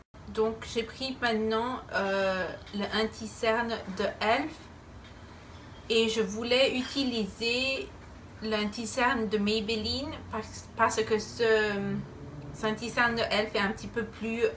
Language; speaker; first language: French; non-native, fluent; Spanish